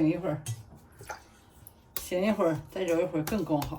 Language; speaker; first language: Chinese; native; Chinese